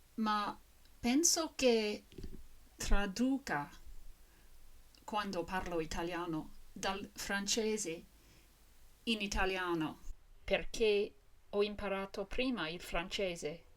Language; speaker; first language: Italian; non-native, fluent; English